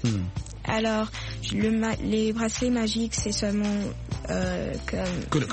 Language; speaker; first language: French; early bilingual, heritage; French